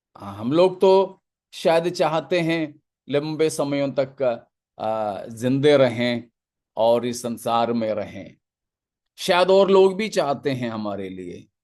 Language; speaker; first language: Hindi; non-native, local second language; Malayalam